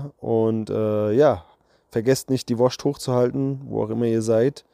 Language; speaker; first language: German; native; German